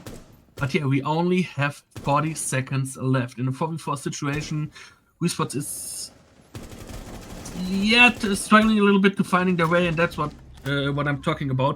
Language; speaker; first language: English; non-native, fluent; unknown